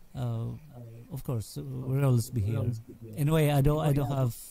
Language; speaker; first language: English; non-native, local second language; Filipino